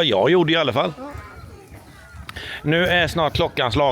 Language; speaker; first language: Swedish; native; Swedish